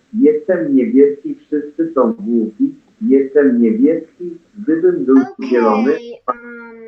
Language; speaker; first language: Polish; non-native, learner; English